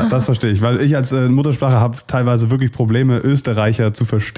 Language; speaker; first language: German; native; German